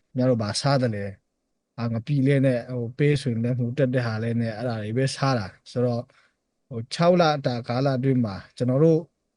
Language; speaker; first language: Burmese; non-native, local second language; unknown